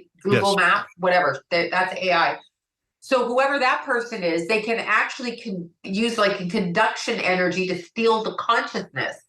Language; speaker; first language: English; native; English